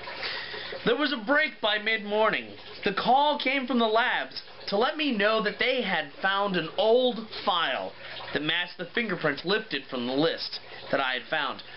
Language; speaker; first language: English; native; English